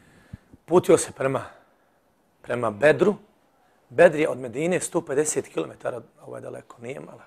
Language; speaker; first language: Serbian; native; Serbian